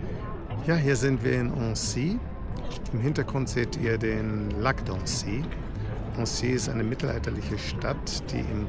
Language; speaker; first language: German; native; German